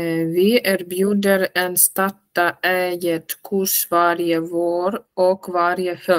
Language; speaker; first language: Swedish; non-native, learner; Russian